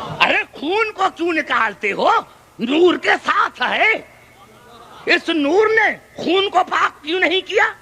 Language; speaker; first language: Urdu; non-native, local second language; Punjabi